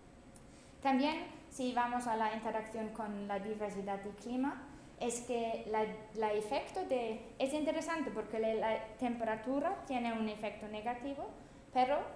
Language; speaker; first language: Spanish; non-native, fluent; German